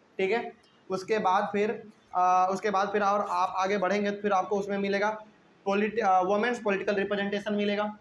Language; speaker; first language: Hindi; native; Hindi